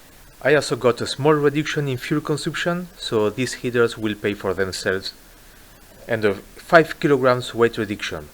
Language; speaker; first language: English; non-native, fluent; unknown